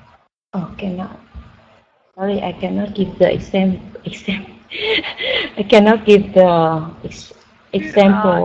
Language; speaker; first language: English; non-native, learner; Vietnamese